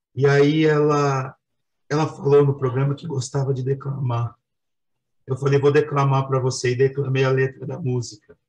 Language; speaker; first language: Portuguese; native; Portuguese